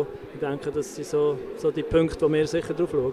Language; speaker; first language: German; native; German